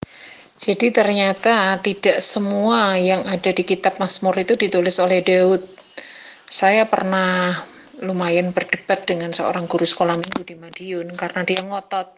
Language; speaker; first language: Indonesian; native; Indonesian